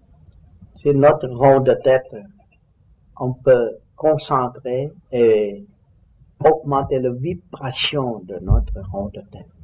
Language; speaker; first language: French; non-native, learner; Vietnamese